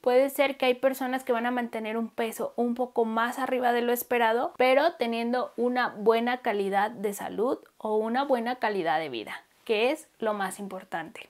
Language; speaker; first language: Spanish; native; Spanish